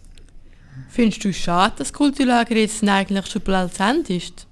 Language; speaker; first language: German; native; German